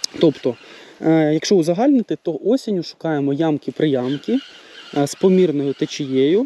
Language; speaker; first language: Ukrainian; native; Ukrainian